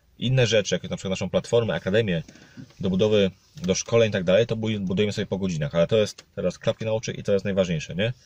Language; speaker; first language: Polish; native; Polish